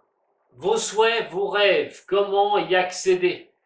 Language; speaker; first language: French; native; French